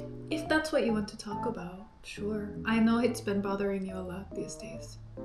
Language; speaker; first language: English; native; English